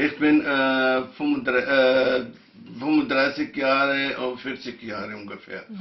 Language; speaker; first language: German; non-native, learner; Urdu